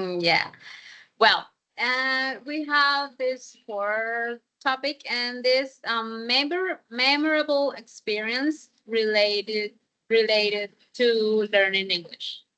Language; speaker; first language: English; non-native, fluent; Spanish